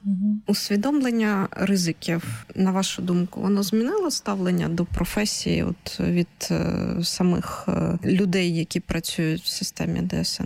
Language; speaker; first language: Ukrainian; native; Ukrainian